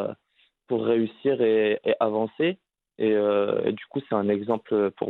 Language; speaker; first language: French; early bilingual, other home language; Arabic